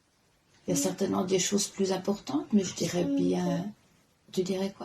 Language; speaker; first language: French; native; French